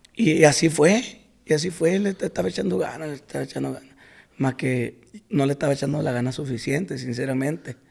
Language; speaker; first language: Spanish; native; Spanish